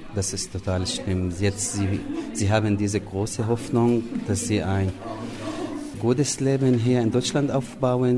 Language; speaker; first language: German; non-native, learner; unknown